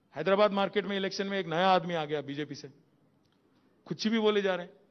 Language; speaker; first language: Hindi; non-native, local second language; Telugu